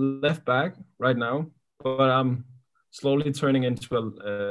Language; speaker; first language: English; non-native, fluent; Kalaallisut